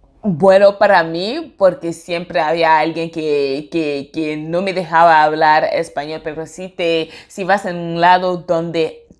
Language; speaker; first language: Spanish; non-native, fluent; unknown